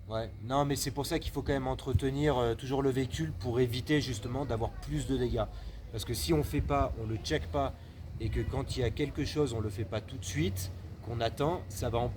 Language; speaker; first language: French; native; French